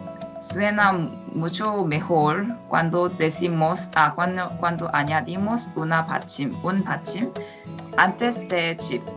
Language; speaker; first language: Spanish; non-native, fluent; Korean